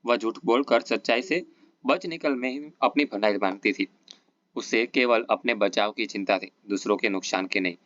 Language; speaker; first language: Hindi; non-native, local second language; Gujarati